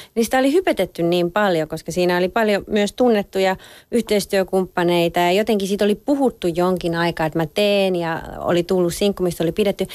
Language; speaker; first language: Finnish; early bilingual, other home language; French